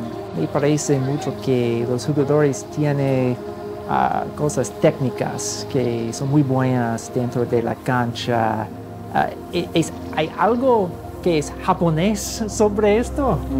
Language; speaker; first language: Spanish; non-native, fluent; English